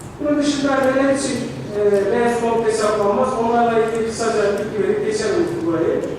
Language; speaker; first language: Turkish; native; Turkish